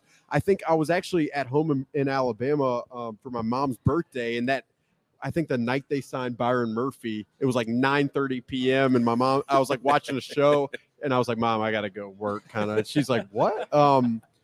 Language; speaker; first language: English; native; English